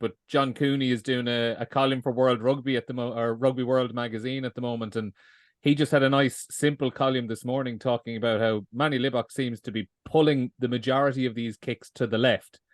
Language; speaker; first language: English; native; English